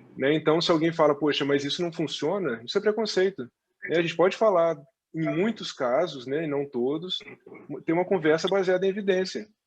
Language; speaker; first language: Portuguese; native; Portuguese